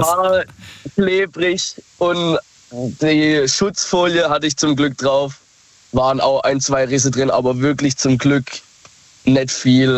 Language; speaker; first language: German; native; German